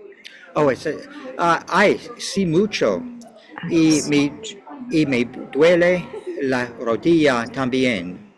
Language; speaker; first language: Spanish; non-native, learner; English